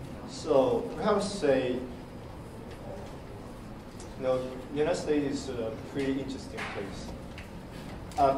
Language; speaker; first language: English; non-native, fluent; Chinese